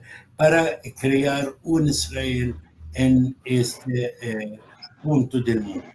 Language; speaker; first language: Spanish; non-native, fluent; Arabic